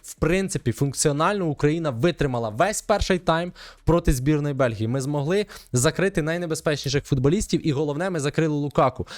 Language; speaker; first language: Ukrainian; native; Ukrainian